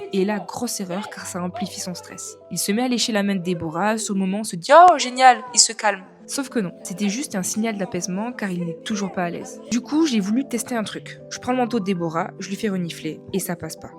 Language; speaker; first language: French; native; French